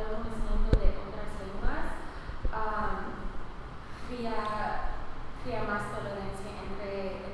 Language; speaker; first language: Spanish; early bilingual, heritage; Spanish